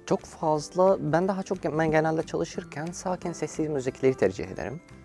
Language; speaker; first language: Turkish; non-native, fluent; Arabic